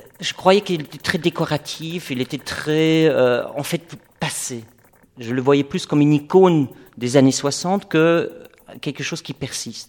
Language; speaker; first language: French; non-native, fluent; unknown